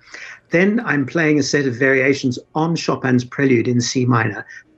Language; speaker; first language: English; native; English